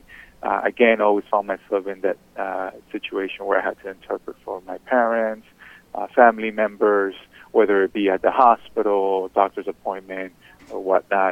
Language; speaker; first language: English; early bilingual, other home language; Spanish